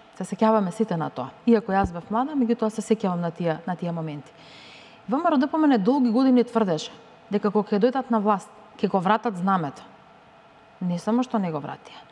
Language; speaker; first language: Macedonian; native; Macedonian